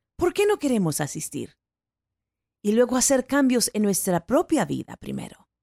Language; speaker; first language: Spanish; early bilingual, heritage; Spanish